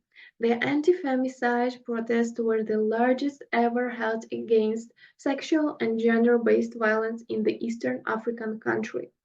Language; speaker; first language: English; non-native, fluent; Russian